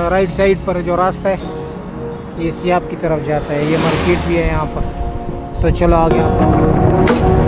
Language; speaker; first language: Urdu; native; Urdu